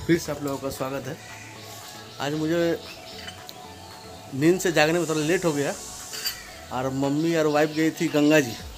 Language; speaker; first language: Hindi; native; Hindi